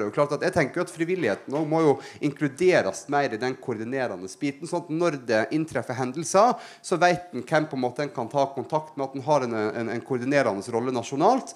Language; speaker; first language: Norwegian; native; Norwegian